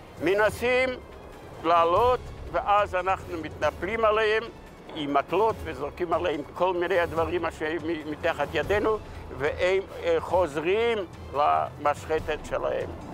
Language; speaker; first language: Hebrew; non-native, fluent; Yiddish